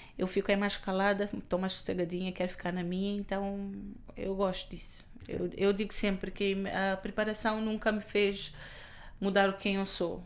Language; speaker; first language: Portuguese; non-native, local second language; Kabuverdianu